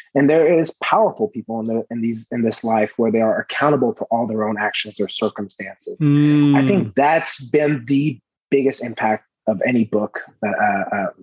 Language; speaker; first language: English; early bilingual, other home language; Persian